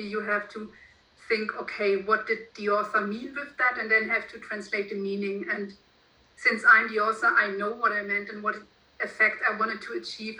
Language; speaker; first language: English; non-native, fluent; German